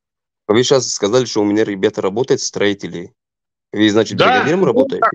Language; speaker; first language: Russian; non-native, local second language; Tajik